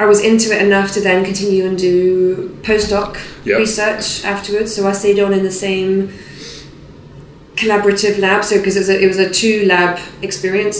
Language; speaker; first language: English; native; English